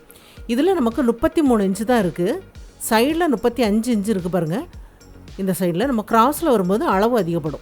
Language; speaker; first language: Tamil; native; Tamil